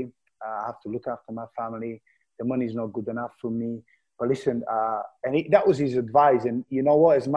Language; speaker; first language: English; non-native, fluent; Bulgarian